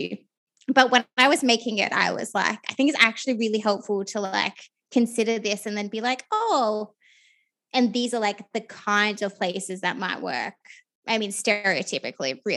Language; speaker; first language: English; native; English